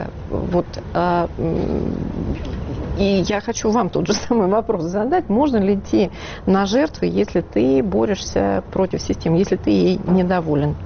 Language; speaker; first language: Russian; native; Russian